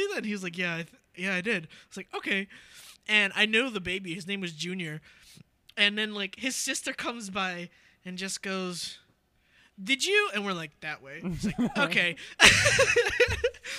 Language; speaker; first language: English; native; English